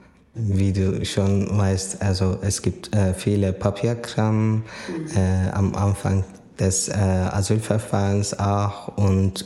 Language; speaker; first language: German; non-native, learner; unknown